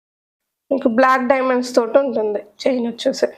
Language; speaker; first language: Telugu; native; Telugu